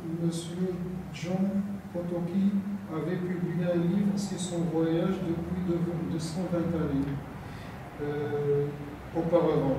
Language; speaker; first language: French; non-native, local second language; Arabic